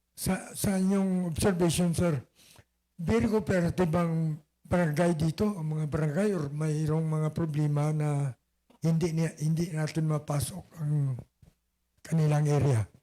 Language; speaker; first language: Filipino; non-native, local second language; Hiligaynon